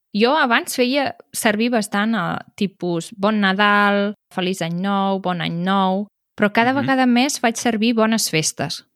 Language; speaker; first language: Catalan; native; Catalan